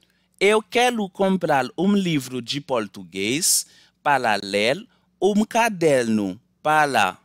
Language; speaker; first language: Portuguese; non-native, learner; Haitian Creole